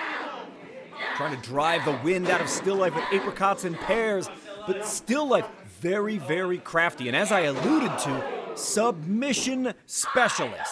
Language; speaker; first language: English; native; English